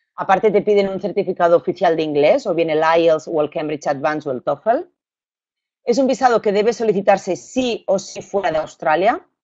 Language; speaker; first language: Spanish; native; Spanish